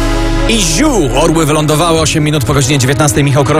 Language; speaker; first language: Polish; native; Polish